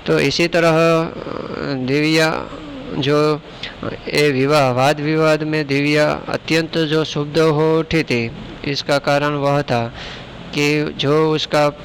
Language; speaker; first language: Hindi; non-native, local second language; Gujarati